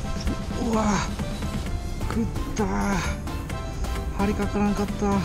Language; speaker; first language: Japanese; native; Japanese